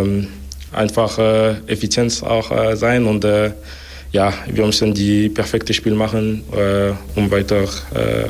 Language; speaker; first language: German; non-native, local second language; French